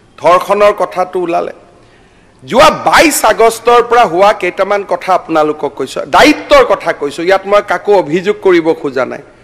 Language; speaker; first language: Assamese; native; Assamese